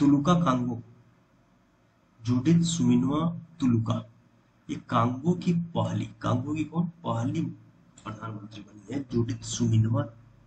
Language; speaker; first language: Hindi; native; Hindi